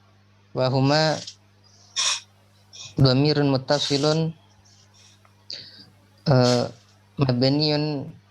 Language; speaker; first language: Arabic; non-native, learner; Indonesian